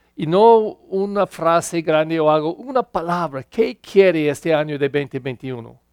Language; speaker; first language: Spanish; non-native, learner; English